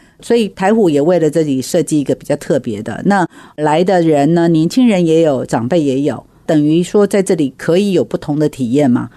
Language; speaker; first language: Chinese; native; Chinese